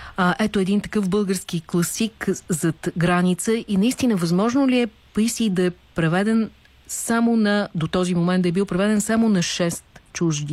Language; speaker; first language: Bulgarian; native; Bulgarian